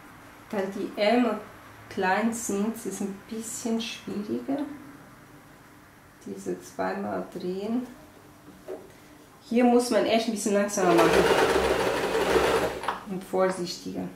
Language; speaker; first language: German; non-native, fluent; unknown